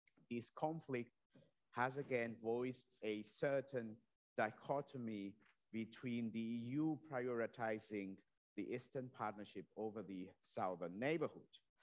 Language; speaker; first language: English; non-native, fluent; Catalan